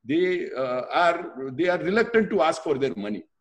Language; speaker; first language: English; non-native, local second language; Gujarati